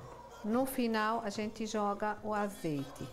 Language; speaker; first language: Portuguese; non-native, fluent; Arabic